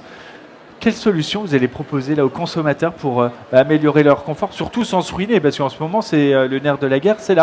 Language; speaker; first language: French; native; French